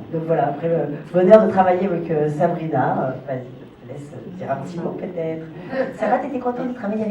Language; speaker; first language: French; native; French